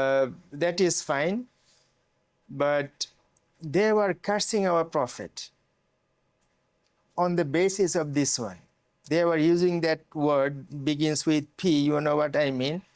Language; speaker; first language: English; non-native, local second language; Bangla